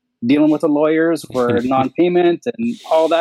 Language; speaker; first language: English; native; English